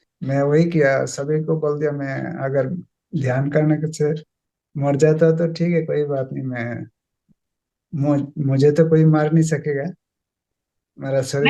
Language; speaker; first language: Hindi; non-native, local second language; Bangla